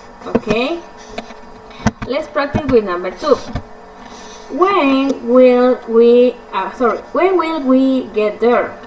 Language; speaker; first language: English; non-native, fluent; Spanish